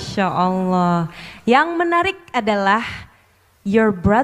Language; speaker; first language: Indonesian; native; Indonesian